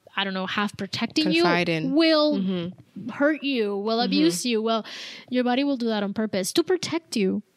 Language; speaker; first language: English; early bilingual, other home language; Spanish